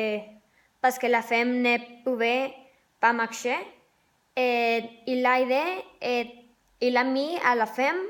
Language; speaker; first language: French; non-native, learner; Spanish